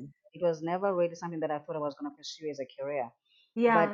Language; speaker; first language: English; non-native, local second language; Xhosa